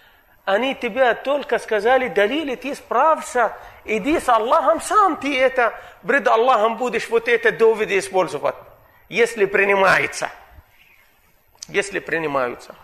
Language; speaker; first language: Russian; non-native, fluent; Arabic